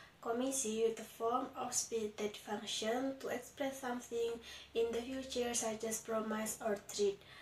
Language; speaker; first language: English; non-native, learner; Indonesian